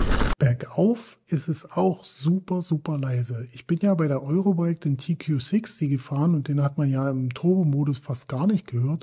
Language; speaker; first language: German; native; German